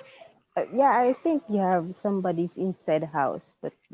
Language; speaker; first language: English; non-native, local second language; Filipino